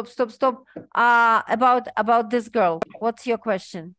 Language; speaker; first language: English; non-native, fluent; Ukrainian